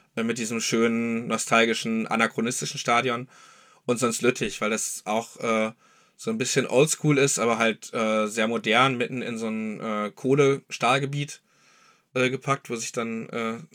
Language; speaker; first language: German; native; German